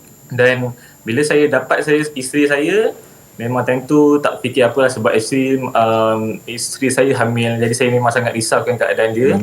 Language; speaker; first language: Malay; native; Malay